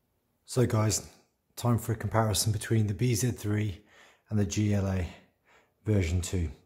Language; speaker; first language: English; native; English